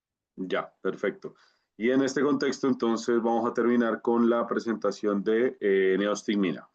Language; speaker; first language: Spanish; native; Spanish